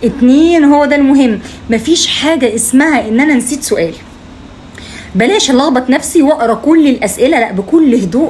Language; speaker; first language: Arabic; native; Arabic